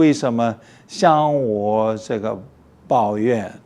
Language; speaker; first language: Chinese; early bilingual, heritage; English